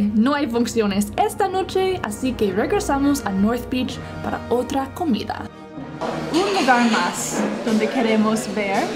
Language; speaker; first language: Spanish; non-native, fluent; English